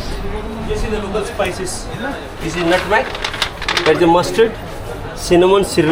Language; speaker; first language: English; non-native, local second language; Hindi